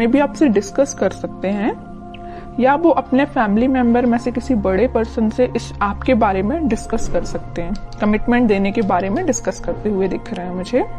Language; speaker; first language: Hindi; native; Hindi